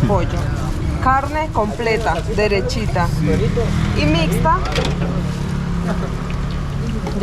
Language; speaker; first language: Spanish; native; Spanish